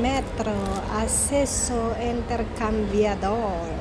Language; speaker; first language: Spanish; non-native, learner; Filipino